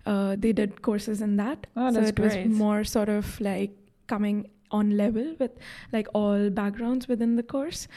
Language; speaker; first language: English; non-native, local second language; Hindi